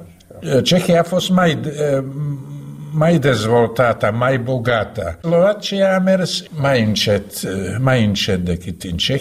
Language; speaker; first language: Romanian; non-native, learner; Slovak